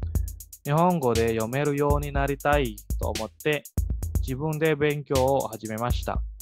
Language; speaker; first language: Japanese; non-native, fluent; Indonesian